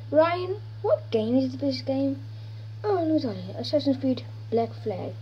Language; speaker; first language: English; native; English